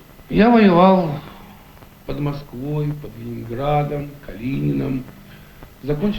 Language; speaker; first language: Russian; native; Russian